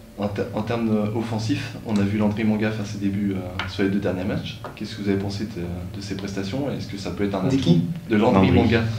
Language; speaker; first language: French; native; French